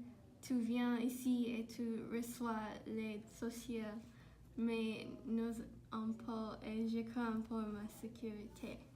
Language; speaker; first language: French; non-native, learner; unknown